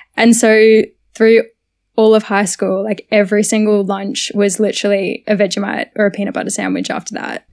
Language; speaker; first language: English; native; English